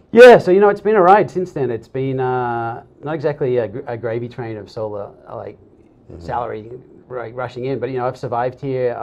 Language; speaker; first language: English; native; English